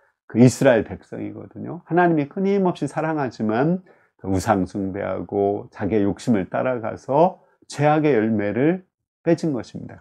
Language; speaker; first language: Korean; native; Korean